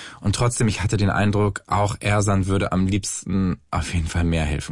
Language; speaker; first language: German; native; German